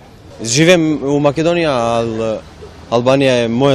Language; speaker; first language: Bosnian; non-native, learner; Albanian